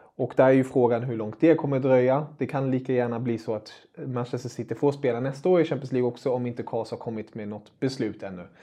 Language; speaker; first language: Swedish; non-native, fluent; German